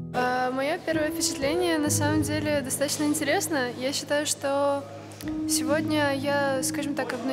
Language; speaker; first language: Russian; native; Russian